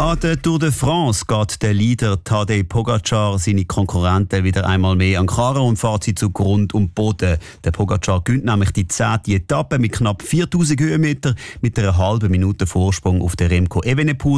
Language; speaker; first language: German; native; German